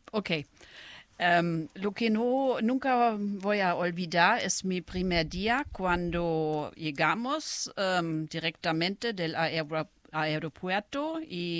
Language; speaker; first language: Spanish; non-native, fluent; German